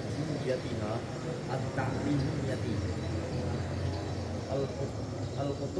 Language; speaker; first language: Arabic; non-native, learner; Indonesian